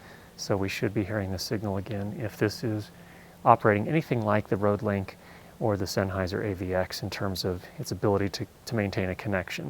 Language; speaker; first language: English; native; English